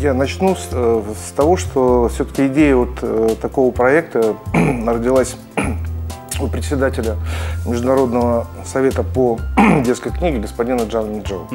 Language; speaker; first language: Russian; native; Russian